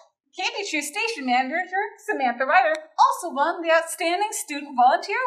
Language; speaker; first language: English; native; English